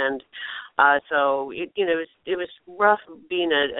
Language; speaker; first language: English; native; English